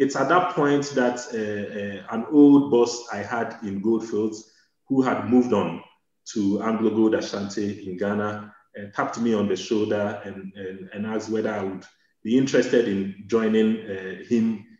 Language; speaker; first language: English; non-native, local second language; Akan